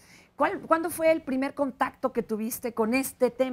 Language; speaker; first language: Spanish; native; Spanish